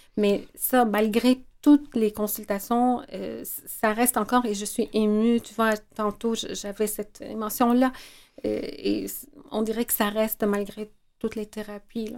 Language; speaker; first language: French; non-native, fluent; Arabic